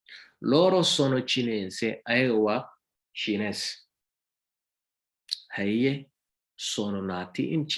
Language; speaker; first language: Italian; non-native, fluent; Somali